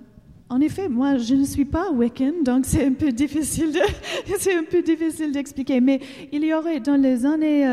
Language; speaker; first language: French; non-native, learner; English